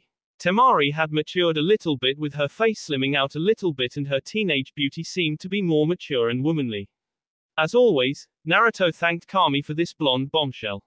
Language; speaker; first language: English; native; English